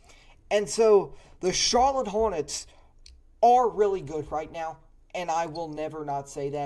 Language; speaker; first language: English; native; English